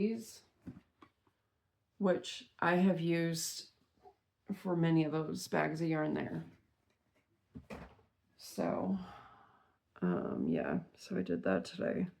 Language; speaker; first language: English; native; English